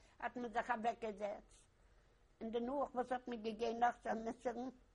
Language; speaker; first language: German; non-native, learner; Yiddish